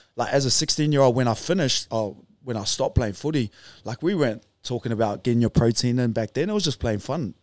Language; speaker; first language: English; native; English